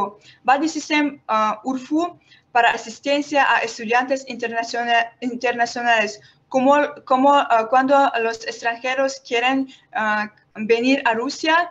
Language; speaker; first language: Spanish; non-native, learner; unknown